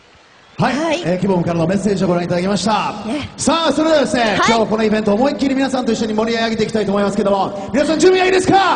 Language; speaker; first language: Japanese; native; Japanese